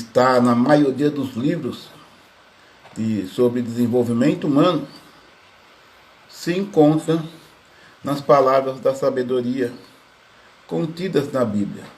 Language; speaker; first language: Portuguese; native; Portuguese